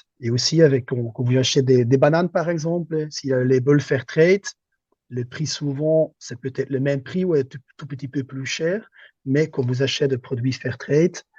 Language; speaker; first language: French; non-native, local second language; Dutch